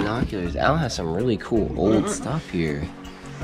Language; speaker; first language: English; native; English